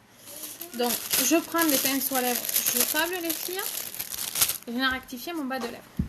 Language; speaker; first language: French; native; French